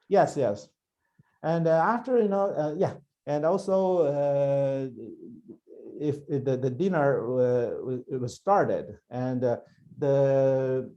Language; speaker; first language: English; non-native, learner; Chinese